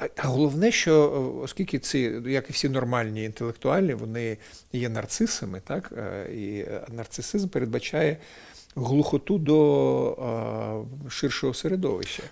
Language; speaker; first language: Ukrainian; non-native, local second language; Russian